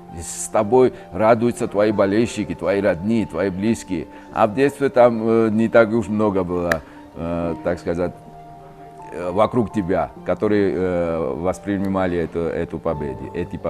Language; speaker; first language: Russian; non-native, fluent; Georgian